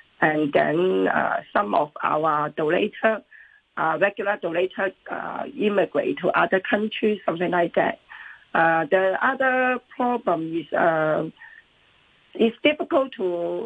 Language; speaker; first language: English; non-native, local second language; Cantonese